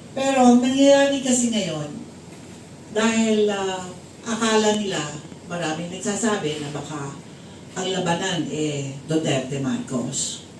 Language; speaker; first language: Filipino; native; Filipino